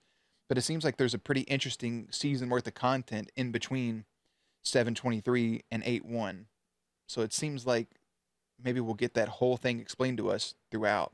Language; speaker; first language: English; native; English